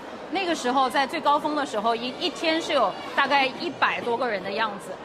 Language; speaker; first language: Chinese; native; Chinese